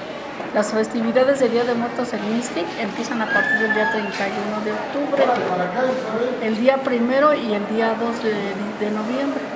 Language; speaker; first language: Spanish; native; Spanish